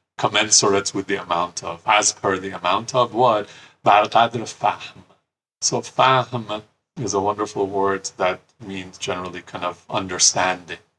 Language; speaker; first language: English; early bilingual, other home language; Persian